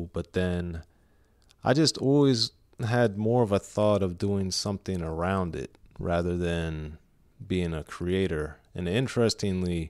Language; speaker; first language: English; native; English